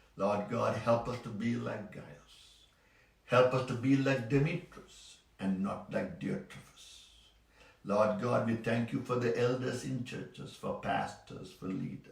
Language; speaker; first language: English; non-native, local second language; Sinhala